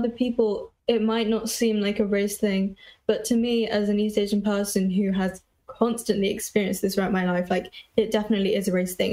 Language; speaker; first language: English; native; English